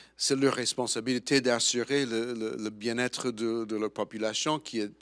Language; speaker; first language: French; non-native, fluent; English